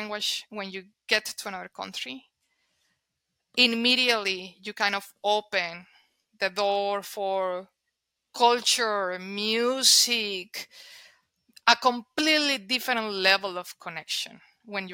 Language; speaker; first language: English; non-native, fluent; Spanish